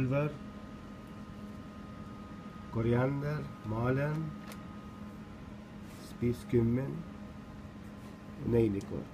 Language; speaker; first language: Swedish; non-native, learner; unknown